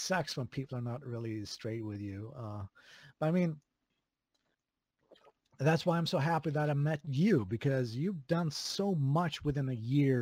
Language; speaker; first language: English; non-native, fluent; Swedish